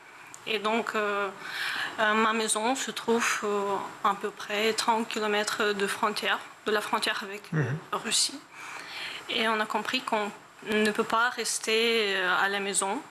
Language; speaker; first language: French; non-native, learner; Ukrainian